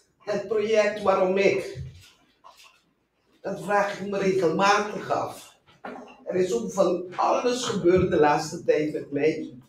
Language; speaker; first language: Dutch; non-native, local second language; Papiamento